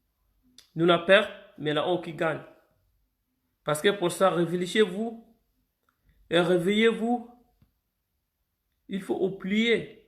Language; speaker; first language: French; non-native, fluent; Arabic